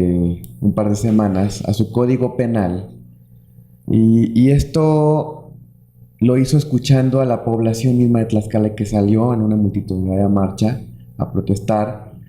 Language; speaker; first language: Spanish; native; Spanish